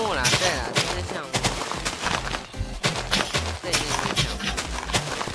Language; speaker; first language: Chinese; native; Chinese